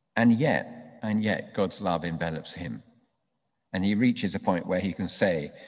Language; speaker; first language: English; native; English